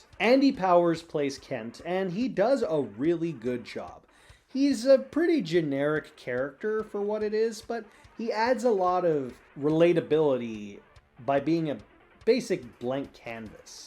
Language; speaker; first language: English; native; English